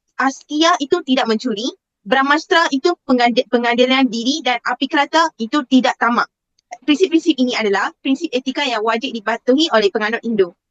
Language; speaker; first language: Malay; non-native, local second language; Tamil